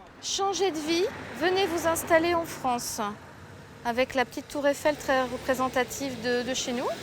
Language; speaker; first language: French; native; French